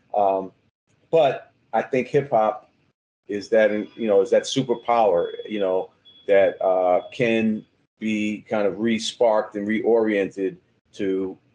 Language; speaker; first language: English; native; English